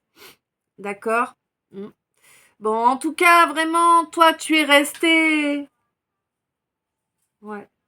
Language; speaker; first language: French; native; French